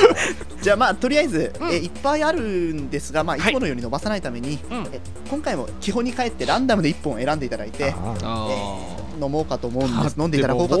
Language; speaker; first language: Japanese; native; Japanese